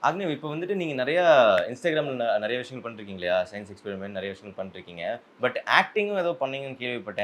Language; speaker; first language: Tamil; native; Tamil